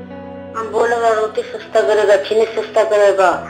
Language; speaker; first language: Hindi; non-native, local second language; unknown